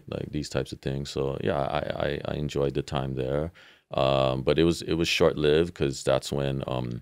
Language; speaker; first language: English; native; English